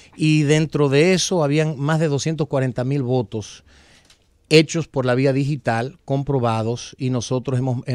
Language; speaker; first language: Spanish; early bilingual, heritage; Spanish